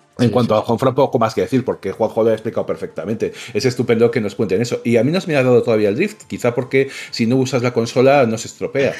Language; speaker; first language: Spanish; native; Spanish